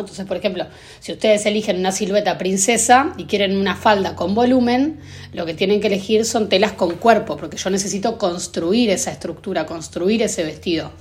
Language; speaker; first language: Spanish; native; Spanish